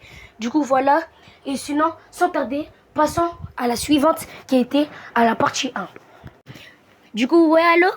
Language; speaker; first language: French; native; French